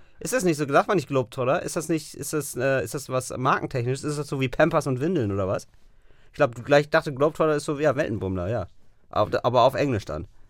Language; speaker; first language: German; native; German